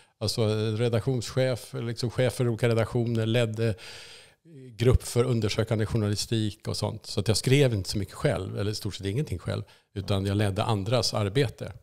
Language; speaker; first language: Swedish; native; Swedish